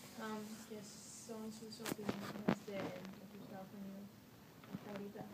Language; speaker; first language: Spanish; non-native, learner; English